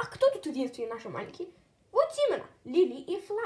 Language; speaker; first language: Russian; early bilingual, heritage; Russian